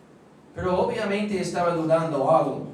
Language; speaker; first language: Spanish; non-native, fluent; English